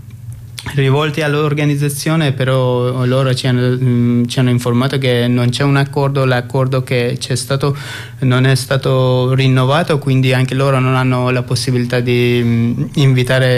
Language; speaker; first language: Italian; non-native, fluent; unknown